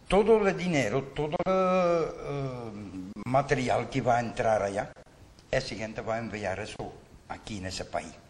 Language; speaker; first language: Spanish; non-native, learner; Dutch